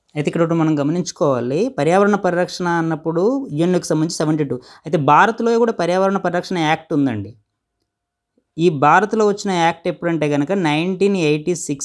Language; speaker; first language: Telugu; native; Telugu